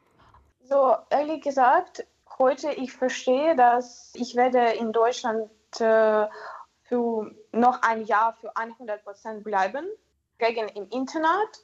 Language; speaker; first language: German; non-native, learner; Ukrainian